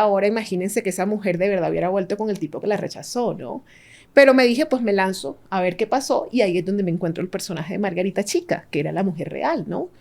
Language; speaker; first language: Spanish; native; Spanish